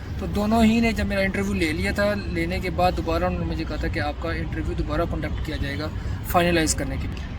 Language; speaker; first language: Urdu; non-native, local second language; Punjabi